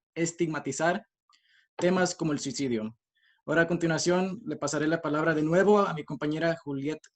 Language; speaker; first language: Spanish; early bilingual, heritage; Spanish